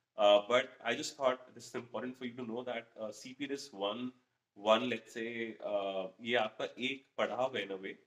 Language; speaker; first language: English; non-native, local second language; Hindi